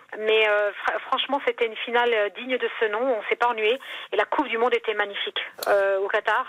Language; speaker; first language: French; native; French